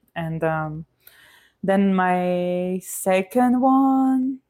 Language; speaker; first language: English; non-native, fluent; French